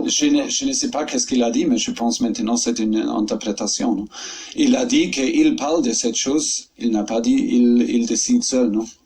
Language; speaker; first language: French; non-native, fluent; German